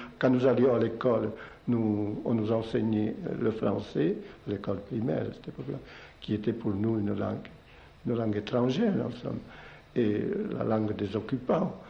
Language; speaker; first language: French; non-native, local second language; Occitan